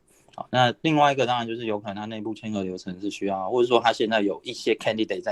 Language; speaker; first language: Chinese; native; Chinese